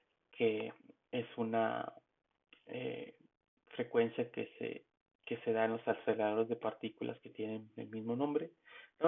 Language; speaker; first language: Spanish; native; Spanish